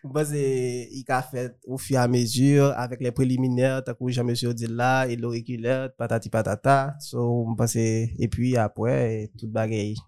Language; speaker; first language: French; non-native, local second language; Haitian Creole